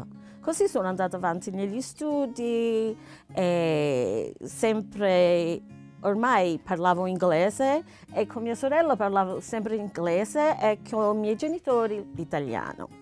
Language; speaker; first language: Italian; early bilingual, heritage; Italian